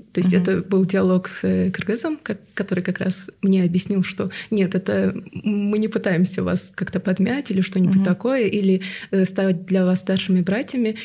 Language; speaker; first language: Russian; non-native, local second language; Tuvinian